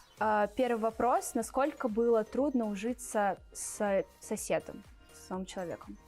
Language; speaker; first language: Russian; native; Russian